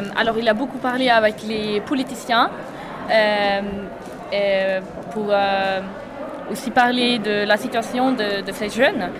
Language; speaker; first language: French; non-native, fluent; Swedish